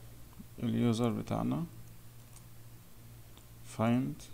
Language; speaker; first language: Arabic; native; Arabic